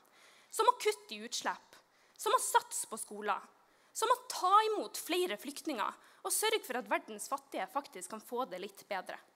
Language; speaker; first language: Norwegian; native; Norwegian